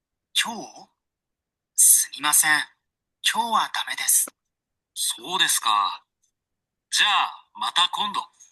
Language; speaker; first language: Japanese; non-native, learner; Sinhala